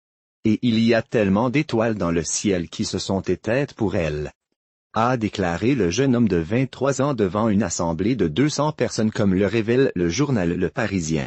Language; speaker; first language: French; native; French